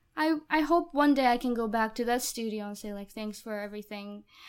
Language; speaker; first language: English; non-native, fluent; Japanese